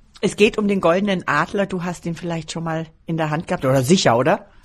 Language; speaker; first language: German; native; German